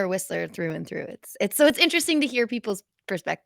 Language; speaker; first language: English; native; English